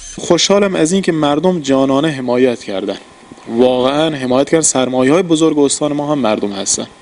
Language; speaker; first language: Persian; non-native, local second language; Baluchi